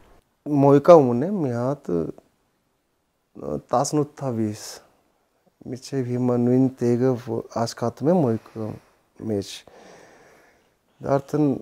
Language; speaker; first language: Armenian; non-native, learner; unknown